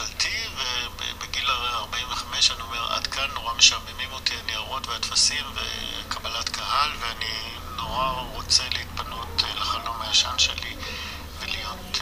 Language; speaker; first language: Hebrew; native; Hebrew